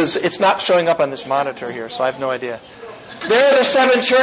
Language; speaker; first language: English; native; English